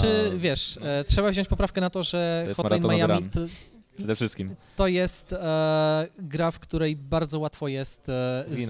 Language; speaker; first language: Polish; native; Polish